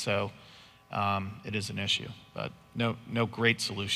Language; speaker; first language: English; native; English